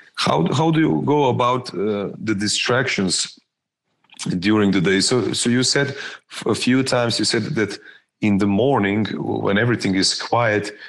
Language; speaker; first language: English; non-native, fluent; Croatian